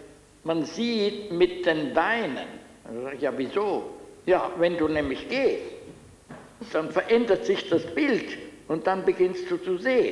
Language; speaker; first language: German; native; German